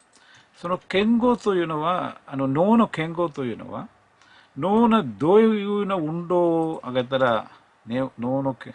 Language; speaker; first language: Japanese; non-native, learner; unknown